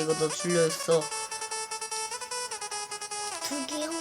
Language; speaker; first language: Korean; native; Korean